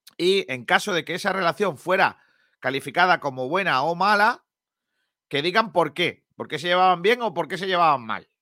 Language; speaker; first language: Spanish; native; Spanish